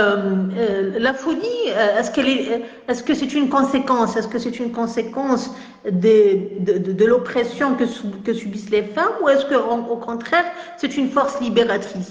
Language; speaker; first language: French; non-native, local second language; Kabyle